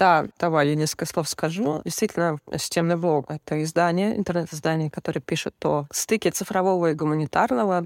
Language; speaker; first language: Russian; native; Russian